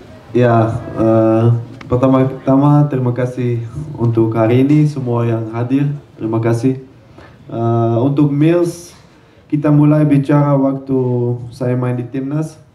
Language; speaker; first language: Indonesian; non-native, learner; Dutch